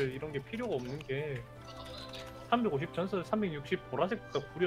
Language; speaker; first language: Korean; native; Korean